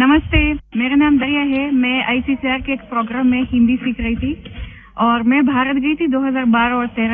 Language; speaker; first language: Hindi; non-native, fluent; Russian